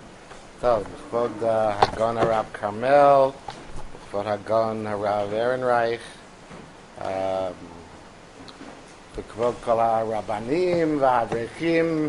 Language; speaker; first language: Hebrew; non-native, fluent; English